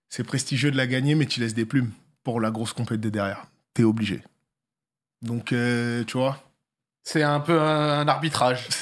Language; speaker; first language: French; native; French